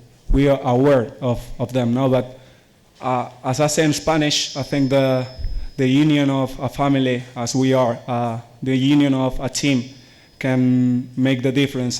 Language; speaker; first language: English; non-native, learner; Spanish